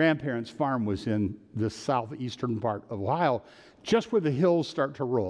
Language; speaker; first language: English; native; English